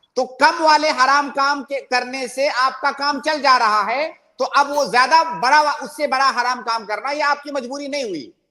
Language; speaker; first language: Urdu; native; Urdu